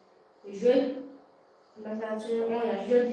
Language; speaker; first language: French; non-native, learner; Turkish